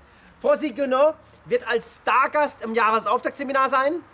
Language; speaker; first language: German; native; German